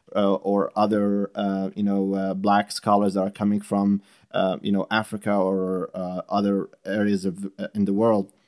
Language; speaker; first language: English; non-native, fluent; Arabic